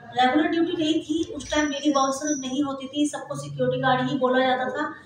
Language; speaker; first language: Hindi; native; Hindi